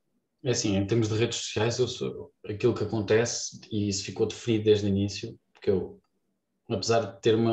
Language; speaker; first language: Portuguese; native; Portuguese